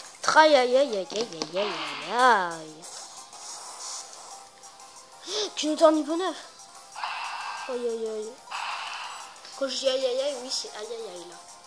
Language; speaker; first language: French; native; French